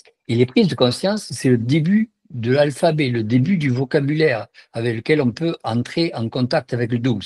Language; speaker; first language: French; native; French